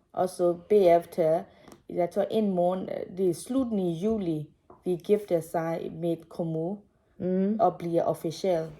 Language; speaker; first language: Danish; non-native, learner; Burmese